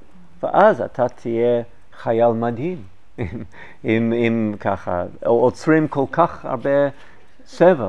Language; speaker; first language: Hebrew; non-native, fluent; English